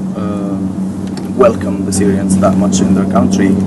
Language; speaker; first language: English; non-native, fluent; Arabic